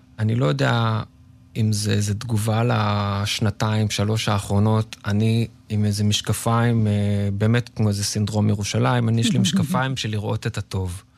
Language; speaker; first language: Hebrew; native; Hebrew